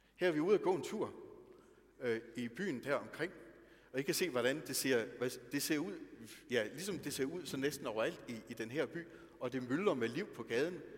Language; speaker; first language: Danish; native; Danish